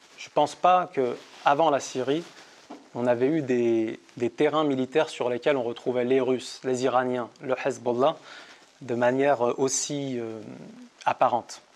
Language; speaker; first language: French; native; French